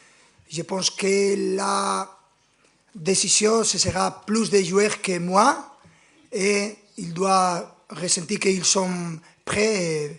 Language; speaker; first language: French; non-native, fluent; Spanish